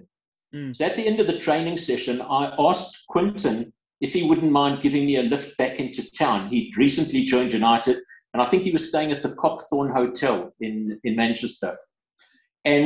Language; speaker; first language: English; native; English